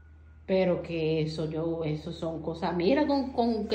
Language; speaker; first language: Spanish; native; Spanish